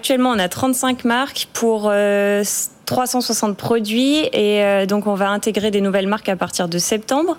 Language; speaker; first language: French; native; French